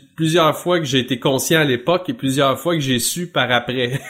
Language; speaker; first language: French; native; French